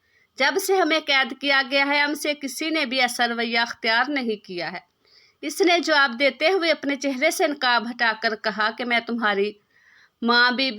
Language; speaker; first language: Urdu; native; Urdu